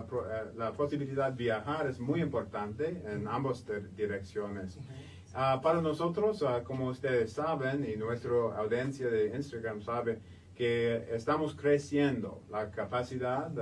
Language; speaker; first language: Spanish; non-native, fluent; English